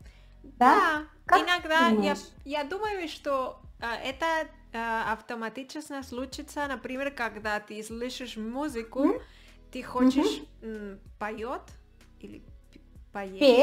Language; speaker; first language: Russian; non-native, learner; Spanish